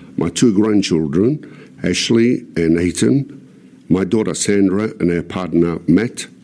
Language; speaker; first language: English; non-native, fluent; Italian